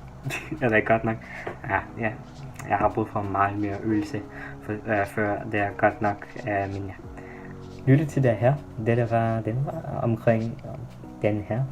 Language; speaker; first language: Danish; non-native, learner; English